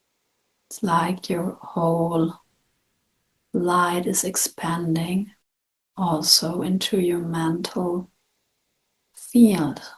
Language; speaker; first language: English; non-native, fluent; German